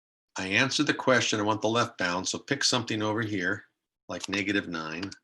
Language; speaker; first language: English; native; English